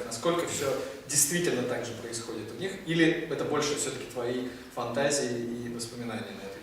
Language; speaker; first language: Russian; native; Russian